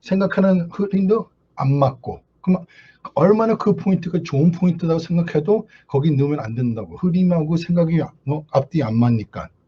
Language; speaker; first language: Korean; early bilingual, heritage; Korean